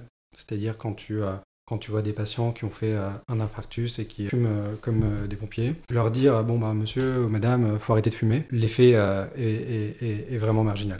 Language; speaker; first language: French; native; French